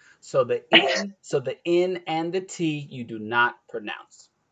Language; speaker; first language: English; native; English